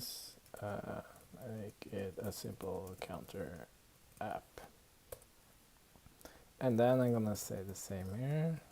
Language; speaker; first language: English; non-native, fluent; Swedish